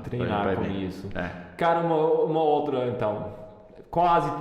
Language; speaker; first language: Portuguese; non-native, fluent; English